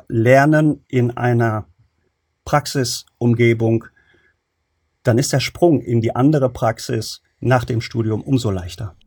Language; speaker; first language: German; early bilingual, other home language; Turkish